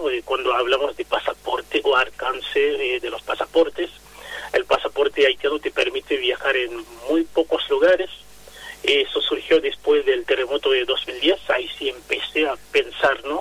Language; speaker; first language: Spanish; non-native, fluent; Haitian Creole